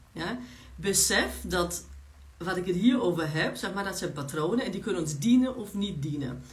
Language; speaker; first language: Dutch; non-native, fluent; Polish